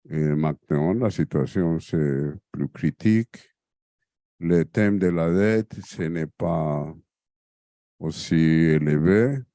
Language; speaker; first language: French; non-native, fluent; Spanish